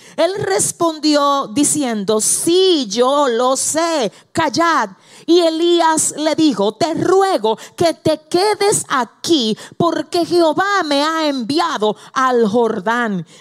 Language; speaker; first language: Spanish; native; Spanish